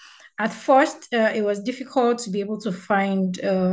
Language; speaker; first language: English; non-native, local second language; Yoruba